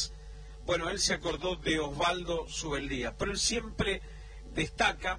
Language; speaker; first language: Spanish; native; Spanish